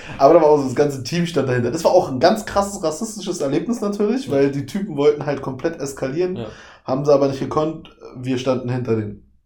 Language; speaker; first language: German; native; German